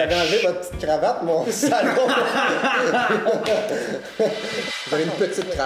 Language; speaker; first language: French; native; French